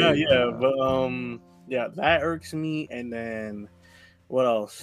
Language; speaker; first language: English; native; English